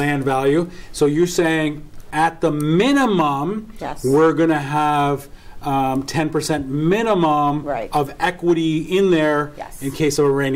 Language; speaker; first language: English; native; English